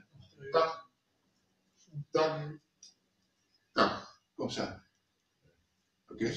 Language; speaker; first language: French; non-native, fluent; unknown